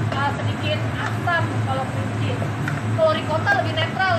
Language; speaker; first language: Indonesian; native; Indonesian